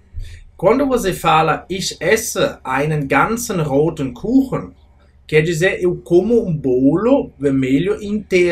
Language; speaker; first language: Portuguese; non-native, fluent; German